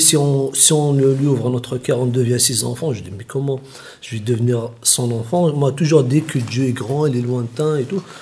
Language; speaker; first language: French; non-native, local second language; Kabyle